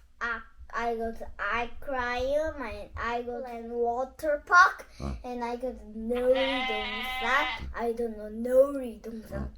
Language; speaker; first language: English; non-native, learner; Korean